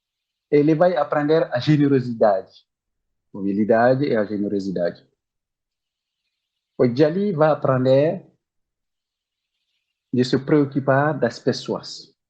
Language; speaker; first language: Portuguese; non-native, learner; Bambara